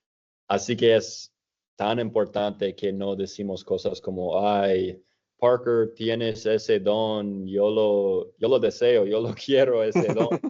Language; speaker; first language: Spanish; non-native, fluent; English